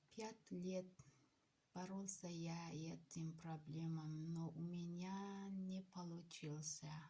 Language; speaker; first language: Russian; non-native, local second language; Tajik